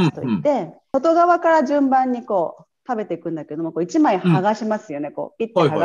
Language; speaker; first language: Japanese; native; Japanese